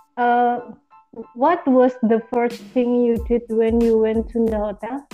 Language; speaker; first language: English; non-native, learner; Indonesian